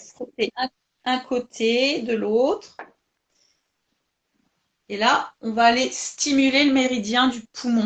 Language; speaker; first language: French; native; French